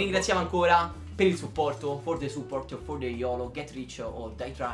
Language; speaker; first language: Italian; native; Italian